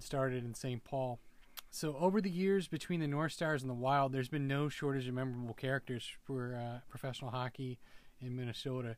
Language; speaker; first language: English; native; English